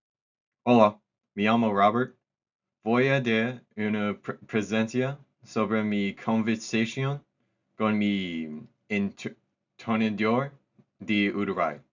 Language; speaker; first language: Spanish; non-native, learner; English